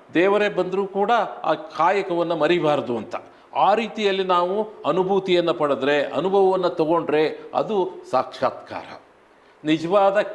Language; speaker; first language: Kannada; native; Kannada